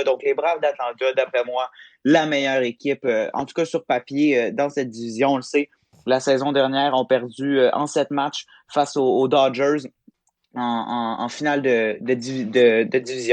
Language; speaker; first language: French; native; French